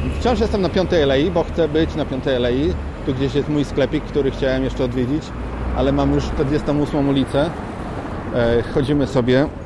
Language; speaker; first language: Polish; native; Polish